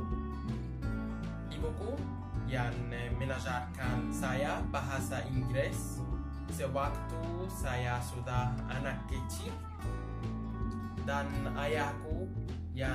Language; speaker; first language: Indonesian; non-native, learner; Arabic